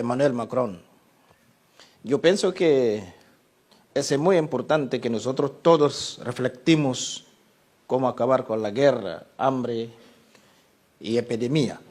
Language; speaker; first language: Spanish; non-native, fluent; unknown